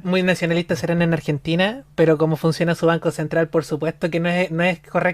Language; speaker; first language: Spanish; native; Spanish